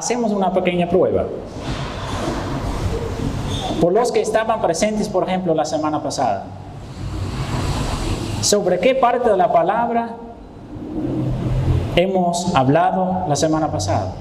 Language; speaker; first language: Spanish; non-native, fluent; Dutch